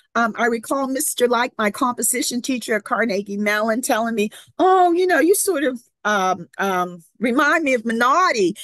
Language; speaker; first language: English; native; English